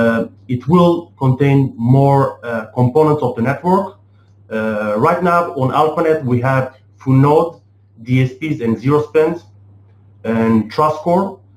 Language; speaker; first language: English; non-native, fluent; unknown